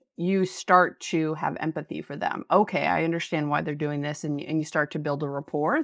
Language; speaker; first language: English; native; English